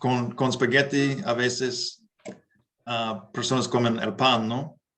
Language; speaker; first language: Spanish; non-native, learner; English